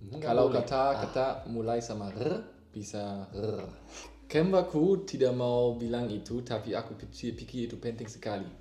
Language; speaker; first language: Indonesian; non-native, learner; German